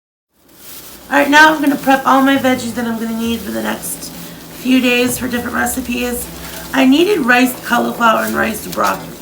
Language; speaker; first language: English; native; English